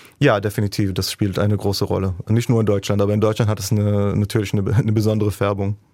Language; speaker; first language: German; non-native, fluent; Hebrew